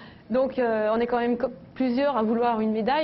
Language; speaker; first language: French; native; French